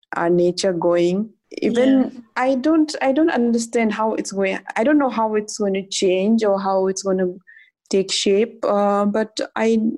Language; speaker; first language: English; non-native, local second language; Adi